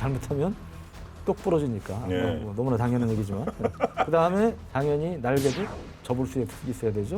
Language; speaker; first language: Korean; native; Korean